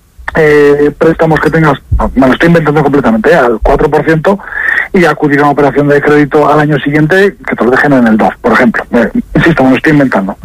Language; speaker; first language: Spanish; native; Spanish